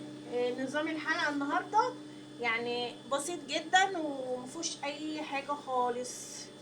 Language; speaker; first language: Arabic; native; Arabic